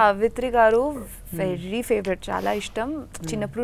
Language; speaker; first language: Telugu; non-native, learner; Bangla